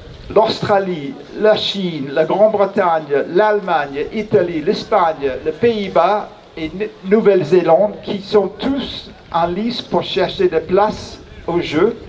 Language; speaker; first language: French; non-native, fluent; English